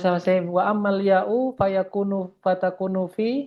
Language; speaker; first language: Arabic; non-native, fluent; Indonesian